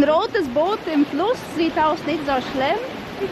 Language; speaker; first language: German; non-native, learner; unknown